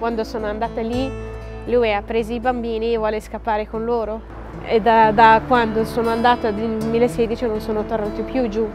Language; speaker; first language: Italian; non-native, fluent; Arabic